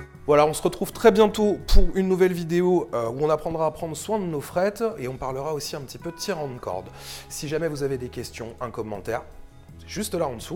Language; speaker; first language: French; native; French